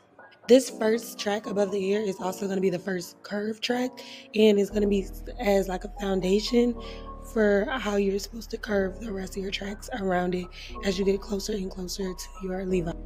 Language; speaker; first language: English; native; English